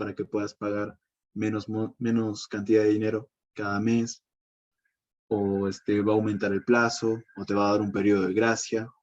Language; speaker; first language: Spanish; native; Spanish